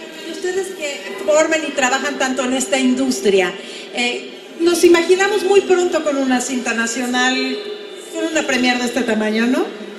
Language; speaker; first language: Spanish; native; Spanish